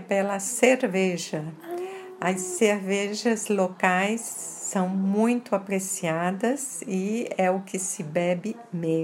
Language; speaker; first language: Portuguese; early bilingual, other home language; French